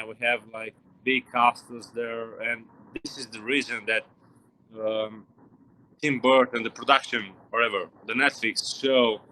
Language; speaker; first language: English; non-native, learner; Romanian